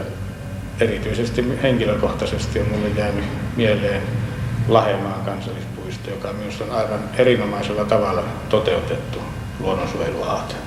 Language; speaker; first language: Finnish; native; Finnish